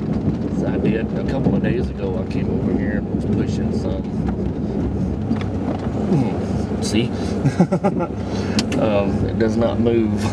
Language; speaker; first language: English; native; English